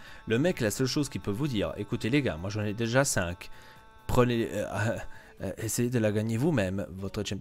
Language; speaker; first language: French; native; French